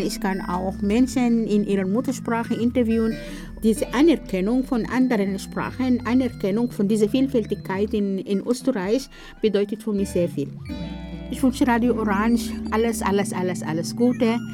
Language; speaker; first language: German; non-native, fluent; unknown